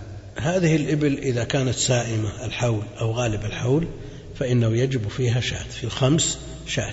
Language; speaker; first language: Arabic; native; Arabic